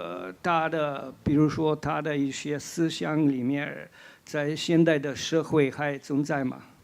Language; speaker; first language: Chinese; non-native, fluent; Slovenian